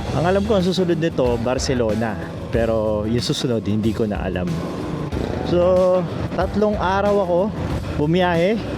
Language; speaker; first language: Filipino; non-native, local second language; Bikol